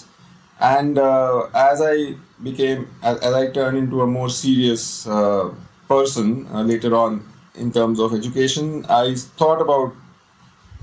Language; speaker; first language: English; non-native, local second language; Hindi